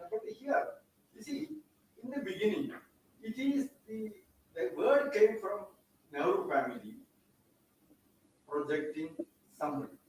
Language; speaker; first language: English; non-native, local second language; Malayalam